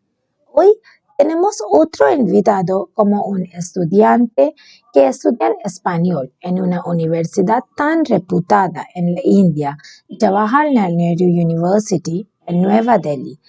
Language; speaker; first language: Spanish; non-native, learner; Bangla